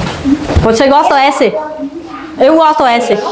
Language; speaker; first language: Portuguese; non-native, learner; Vietnamese